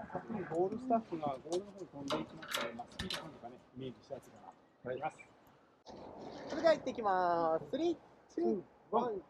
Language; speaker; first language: Japanese; native; Japanese